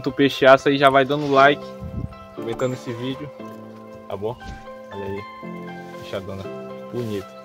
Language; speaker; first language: Portuguese; native; Portuguese